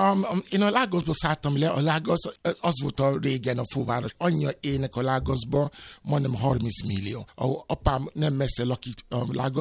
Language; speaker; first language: Hungarian; non-native, fluent; Yoruba